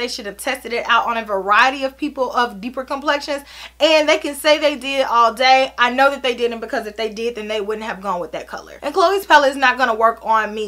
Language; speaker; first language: English; native; English